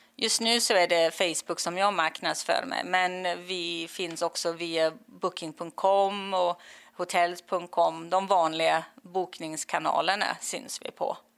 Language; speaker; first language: Swedish; non-native, fluent; English